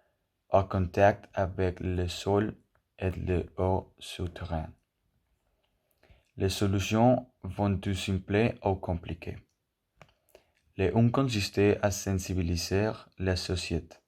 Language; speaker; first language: French; non-native, learner; Spanish